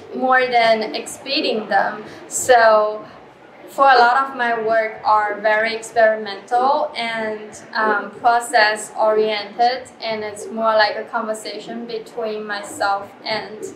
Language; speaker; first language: English; non-native, fluent; Chinese